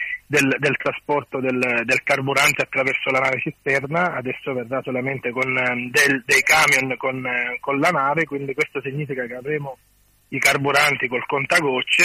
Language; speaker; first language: Italian; native; Italian